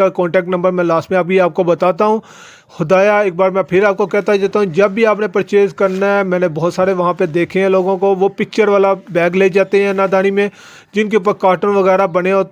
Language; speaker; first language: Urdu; non-native, local second language; Punjabi